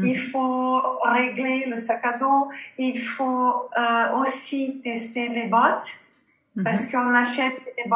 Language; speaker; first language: French; non-native, fluent; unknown